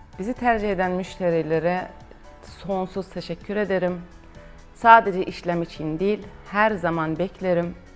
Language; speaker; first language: Turkish; non-native, fluent; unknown